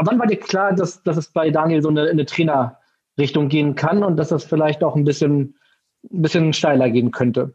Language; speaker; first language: German; native; German